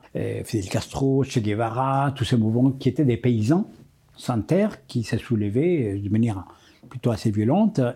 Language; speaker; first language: French; non-native, fluent; Spanish